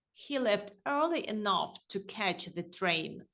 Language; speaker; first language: English; non-native, fluent; Ukrainian